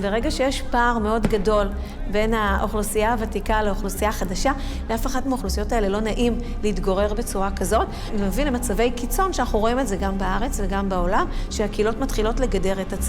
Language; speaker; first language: Hebrew; native; Hebrew